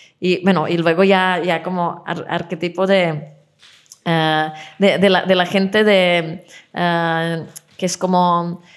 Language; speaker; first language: Spanish; non-native, fluent; Czech